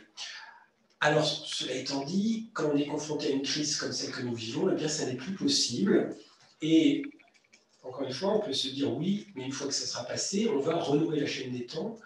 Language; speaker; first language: French; native; French